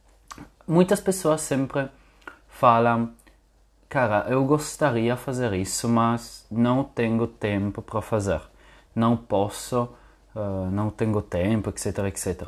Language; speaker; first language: Portuguese; non-native, fluent; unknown